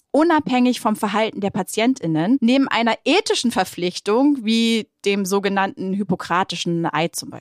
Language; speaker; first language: German; native; German